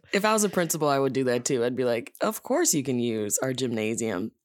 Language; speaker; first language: English; native; English